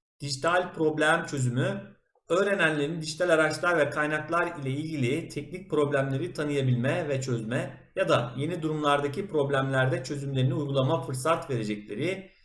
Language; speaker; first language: Turkish; native; Turkish